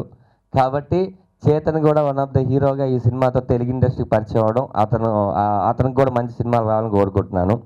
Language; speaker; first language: Telugu; native; Telugu